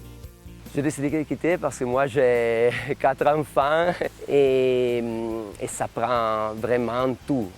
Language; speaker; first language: French; non-native, local second language; Italian